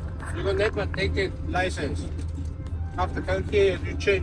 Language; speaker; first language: English; non-native, learner; Croatian